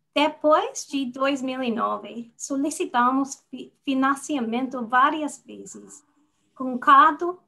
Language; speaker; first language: Portuguese; non-native, learner; English